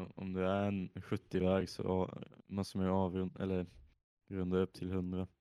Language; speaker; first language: Swedish; native; Swedish